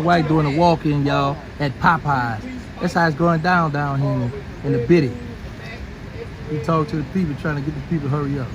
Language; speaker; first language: English; native; English